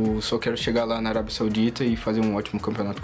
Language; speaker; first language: Portuguese; native; Portuguese